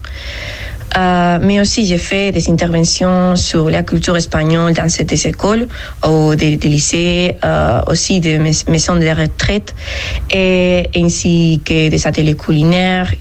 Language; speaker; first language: French; non-native, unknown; Spanish